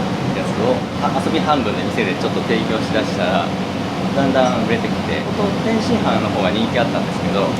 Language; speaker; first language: Japanese; native; Japanese